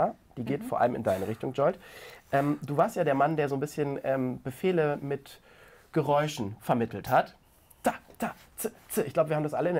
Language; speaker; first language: German; native; German